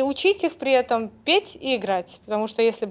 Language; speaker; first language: Russian; native; Russian